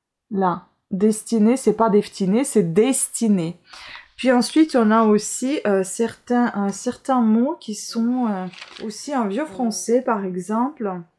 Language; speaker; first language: French; non-native, fluent; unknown